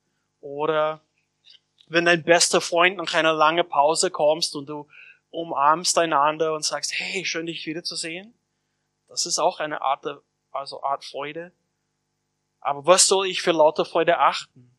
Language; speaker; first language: German; non-native, fluent; English